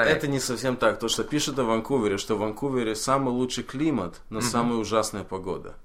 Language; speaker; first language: Russian; early bilingual, heritage; Russian